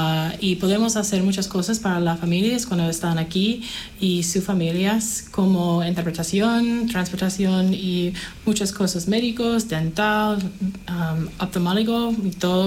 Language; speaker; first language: Spanish; non-native, fluent; English